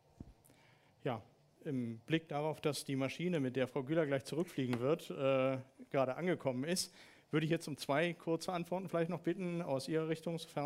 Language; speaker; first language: German; native; German